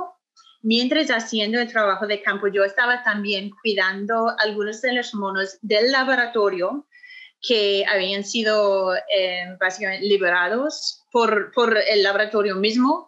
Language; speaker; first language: Spanish; non-native, fluent; English